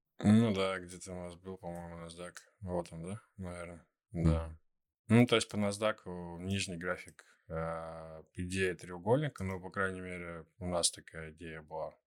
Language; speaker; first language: Russian; native; Russian